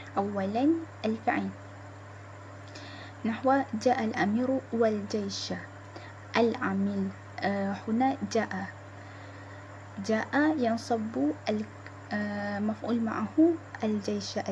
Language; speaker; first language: Arabic; non-native, learner; Malay